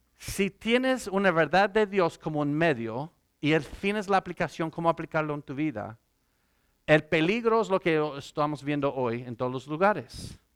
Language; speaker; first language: Spanish; non-native, fluent; English